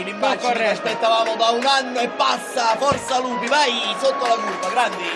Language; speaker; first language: Italian; native; Italian